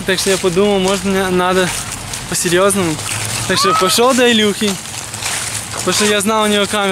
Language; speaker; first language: Russian; early bilingual, heritage; Russian